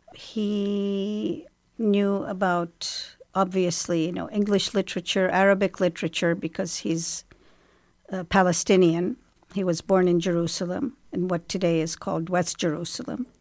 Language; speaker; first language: English; non-native, fluent; Arabic